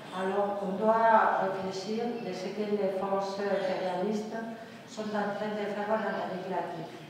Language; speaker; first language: French; non-native, fluent; Spanish